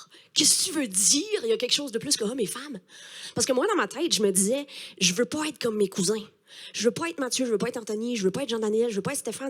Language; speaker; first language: French; native; French